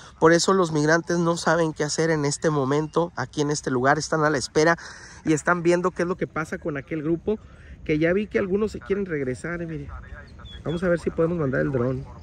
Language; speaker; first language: Spanish; native; Spanish